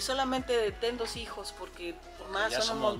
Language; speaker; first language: Spanish; native; Spanish